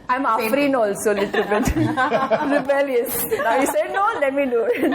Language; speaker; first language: English; non-native, local second language; Marathi